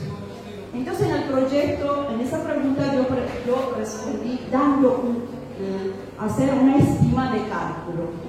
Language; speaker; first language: Spanish; non-native, fluent; Amharic